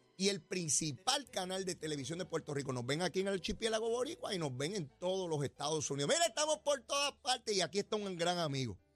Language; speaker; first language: Spanish; native; Spanish